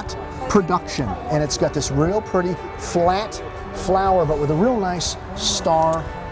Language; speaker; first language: English; native; English